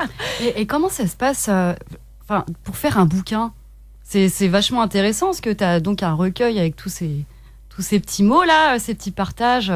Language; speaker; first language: French; native; French